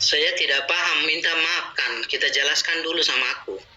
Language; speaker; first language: Indonesian; non-native, learner; Rohingya